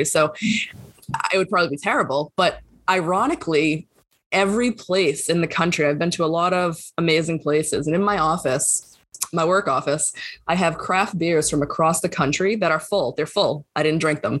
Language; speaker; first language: English; native; English